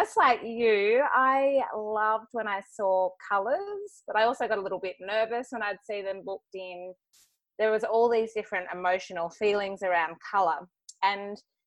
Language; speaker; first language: English; native; English